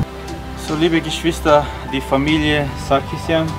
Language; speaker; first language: German; early bilingual, other home language; Armenian